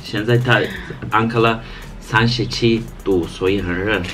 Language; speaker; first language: Chinese; non-native, fluent; Turkish